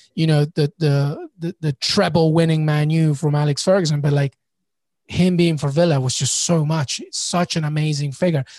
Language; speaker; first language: English; early bilingual, other home language; Spanish